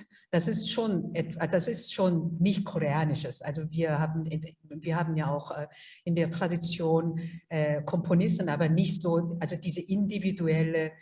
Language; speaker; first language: German; non-native, fluent; Korean